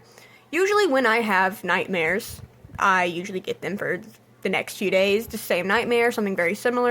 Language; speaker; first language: English; native; English